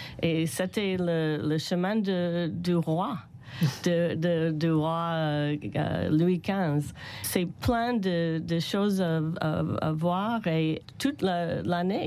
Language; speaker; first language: French; non-native, learner; English